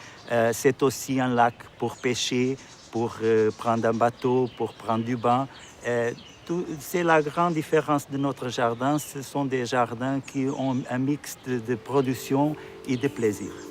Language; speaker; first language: French; non-native, local second language; Portuguese